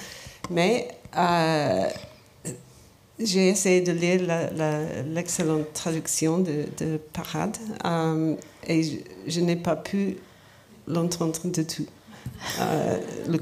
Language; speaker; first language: French; non-native, learner; English